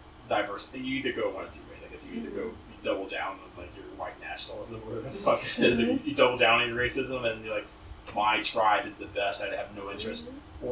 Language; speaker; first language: English; native; English